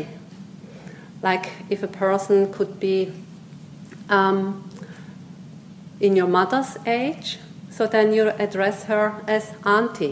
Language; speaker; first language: English; non-native, fluent; Swiss German